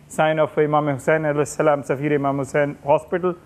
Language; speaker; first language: English; non-native, local second language; Urdu